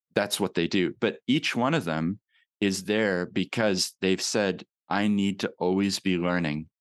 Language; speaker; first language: English; native; English